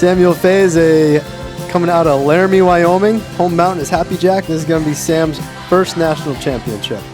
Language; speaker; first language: English; native; English